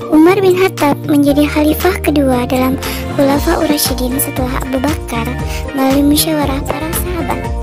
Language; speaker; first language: Indonesian; native; Indonesian